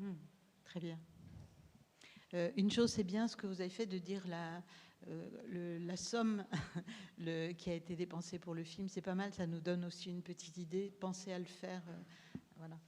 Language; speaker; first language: French; native; French